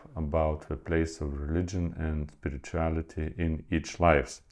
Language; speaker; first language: English; non-native, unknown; Lithuanian